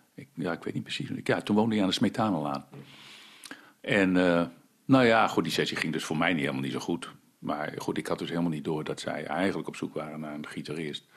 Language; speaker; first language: Dutch; early bilingual, other home language; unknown